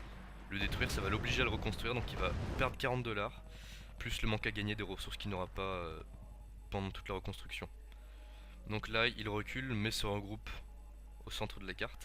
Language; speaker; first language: French; native; French